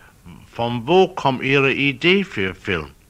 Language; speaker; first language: German; non-native, learner; English